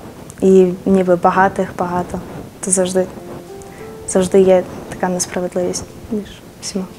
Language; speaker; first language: Ukrainian; early bilingual, heritage; Ukrainian